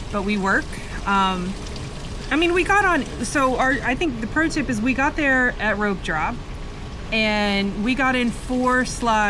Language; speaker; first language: English; native; English